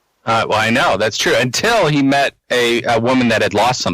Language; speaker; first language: English; native; English